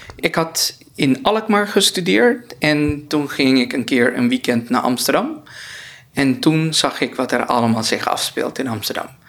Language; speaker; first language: Dutch; non-native, local second language; Papiamento